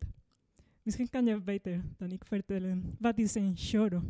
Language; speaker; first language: Dutch; non-native, fluent; Spanish